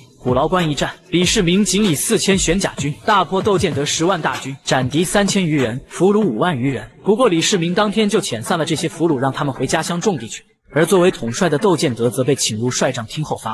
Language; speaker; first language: Chinese; native; Chinese